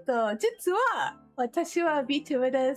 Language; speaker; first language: Japanese; non-native, learner; English